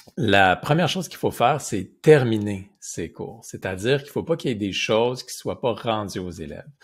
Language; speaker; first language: French; native; French